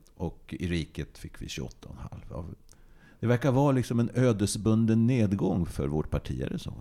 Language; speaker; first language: Swedish; native; Swedish